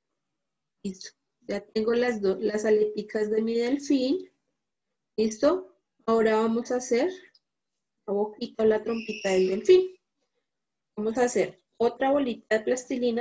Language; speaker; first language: Spanish; native; Spanish